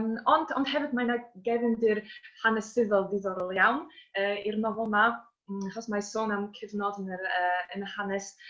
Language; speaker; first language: Welsh; non-native, fluent; Polish